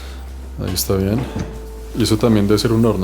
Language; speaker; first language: Spanish; native; Spanish